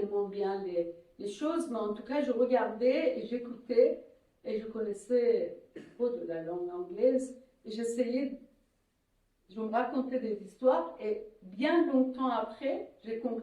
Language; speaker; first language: French; non-native, fluent; Persian